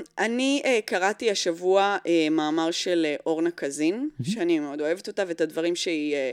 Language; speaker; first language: Hebrew; early bilingual, other home language; English